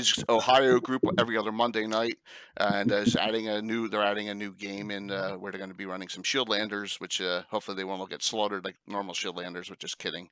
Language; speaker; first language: English; native; English